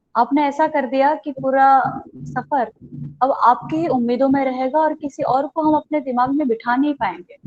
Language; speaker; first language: Hindi; non-native, local second language; Gujarati